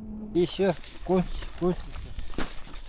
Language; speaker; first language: Russian; non-native, local second language; Yakut